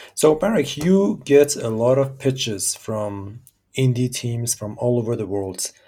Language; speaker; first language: English; non-native, fluent; Persian